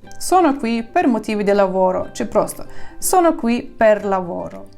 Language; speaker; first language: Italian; non-native, fluent; Ukrainian